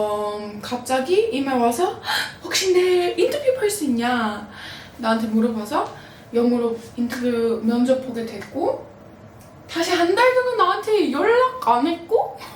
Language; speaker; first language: Korean; non-native, fluent; English